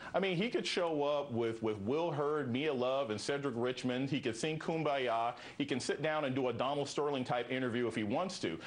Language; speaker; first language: English; native; English